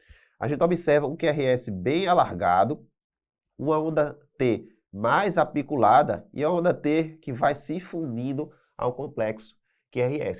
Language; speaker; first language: Portuguese; native; Portuguese